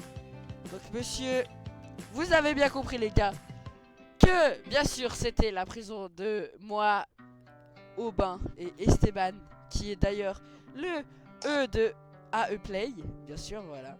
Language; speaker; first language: French; native; French